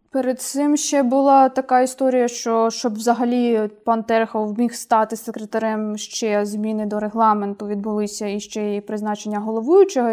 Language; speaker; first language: Ukrainian; native; Ukrainian